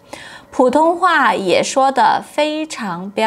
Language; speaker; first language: Chinese; non-native, fluent; Portuguese